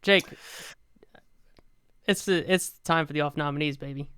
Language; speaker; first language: English; native; English